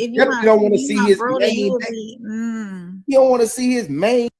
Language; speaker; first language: English; native; English